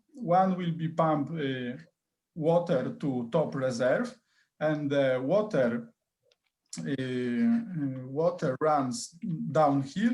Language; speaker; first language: English; non-native, learner; Polish